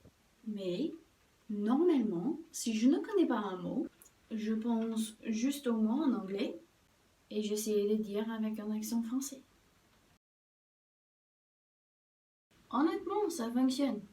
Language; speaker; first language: French; non-native, fluent; English